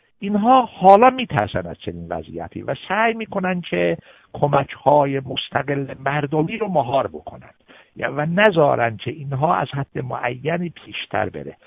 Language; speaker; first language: Persian; non-native, local second language; Azerbaijani